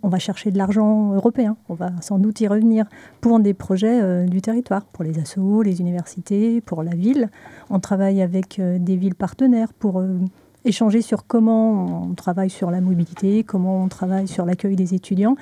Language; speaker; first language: French; non-native, fluent; Spanish